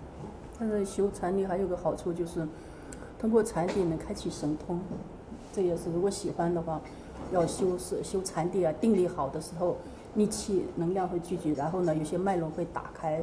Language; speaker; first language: Chinese; native; Chinese